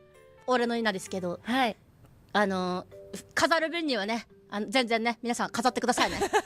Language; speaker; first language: Japanese; native; Japanese